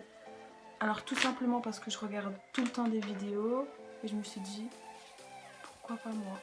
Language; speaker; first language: French; native; French